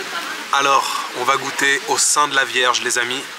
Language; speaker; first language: French; native; French